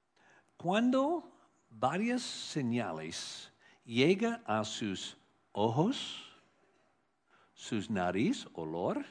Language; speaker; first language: Spanish; non-native, learner; English